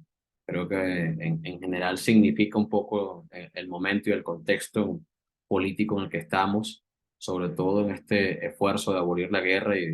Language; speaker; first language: Spanish; native; Spanish